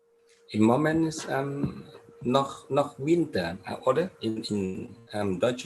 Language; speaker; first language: German; non-native, learner; Indonesian